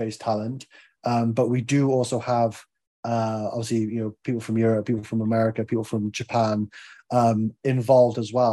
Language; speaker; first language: English; native; English